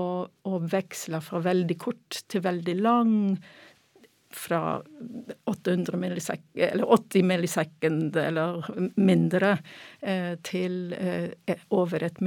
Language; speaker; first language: Norwegian; non-native, fluent; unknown